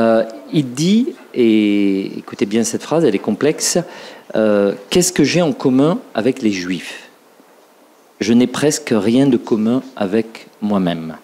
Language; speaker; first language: French; native; French